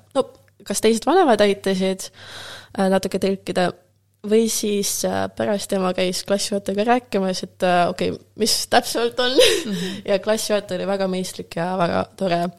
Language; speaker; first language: Estonian; non-native, local second language; Russian